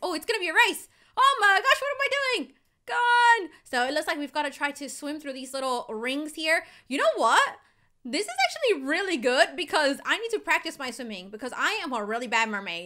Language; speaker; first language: English; native; English